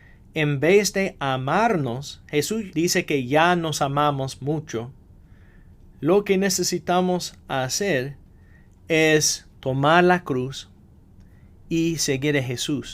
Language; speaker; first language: Spanish; non-native, fluent; English